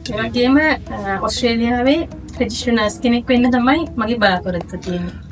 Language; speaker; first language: Sinhala; native; Sinhala